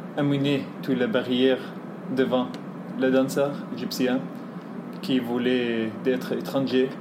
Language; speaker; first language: French; non-native, fluent; Arabic